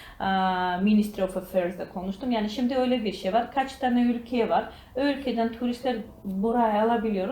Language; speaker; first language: Turkish; non-native, learner; Georgian